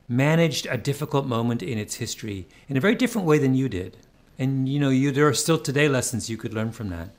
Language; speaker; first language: English; native; English